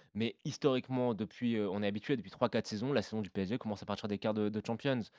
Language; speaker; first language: French; native; French